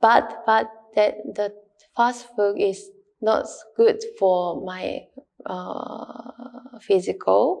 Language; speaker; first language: English; non-native, learner; Japanese